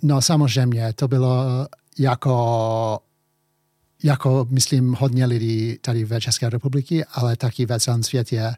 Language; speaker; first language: Czech; early bilingual, heritage; English